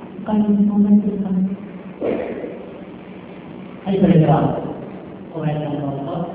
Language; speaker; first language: Japanese; native; Japanese